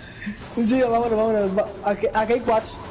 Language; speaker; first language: Spanish; native; Spanish